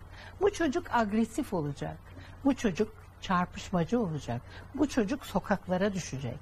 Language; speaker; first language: Turkish; native; Turkish